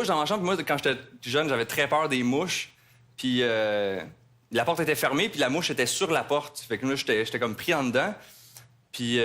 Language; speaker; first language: French; native; French